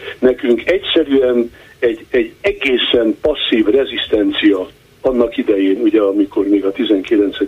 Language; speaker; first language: Hungarian; native; Hungarian